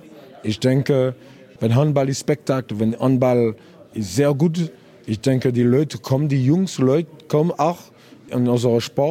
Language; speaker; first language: German; non-native, learner; French